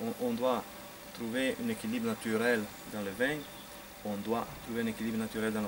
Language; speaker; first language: French; non-native, fluent; Italian